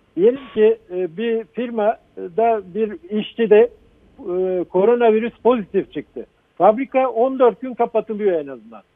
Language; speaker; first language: Turkish; native; Turkish